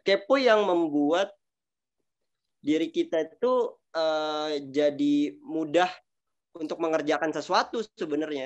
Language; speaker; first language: Indonesian; native; Indonesian